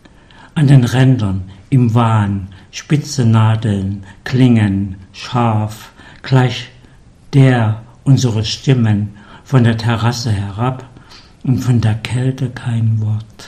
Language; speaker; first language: German; native; German